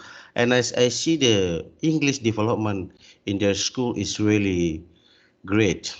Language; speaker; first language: English; non-native, learner; Indonesian